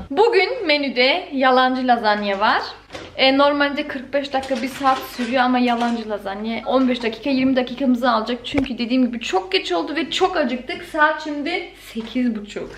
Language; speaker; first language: Turkish; early bilingual, heritage; Turkish